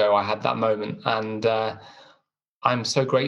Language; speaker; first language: English; native; English